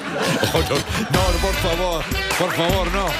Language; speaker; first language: Spanish; native; Spanish